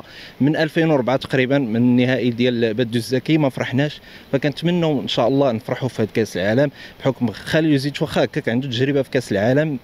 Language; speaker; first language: Arabic; native; Arabic